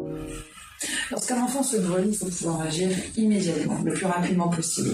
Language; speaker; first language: French; native; French